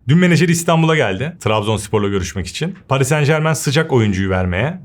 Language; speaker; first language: Turkish; native; Turkish